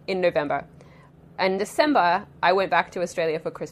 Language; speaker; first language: English; native; English